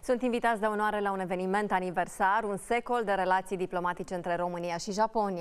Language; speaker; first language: Romanian; native; Romanian